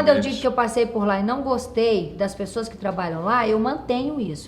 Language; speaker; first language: Portuguese; native; Portuguese